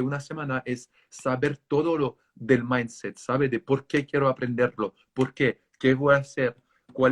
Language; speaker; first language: Spanish; non-native, fluent; French